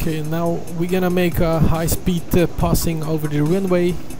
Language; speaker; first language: English; non-native, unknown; Turkish